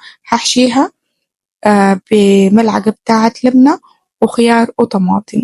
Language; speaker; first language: Arabic; native; Arabic